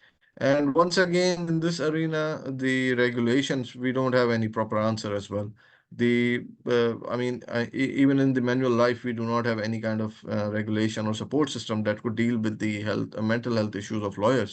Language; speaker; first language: English; non-native, local second language; Urdu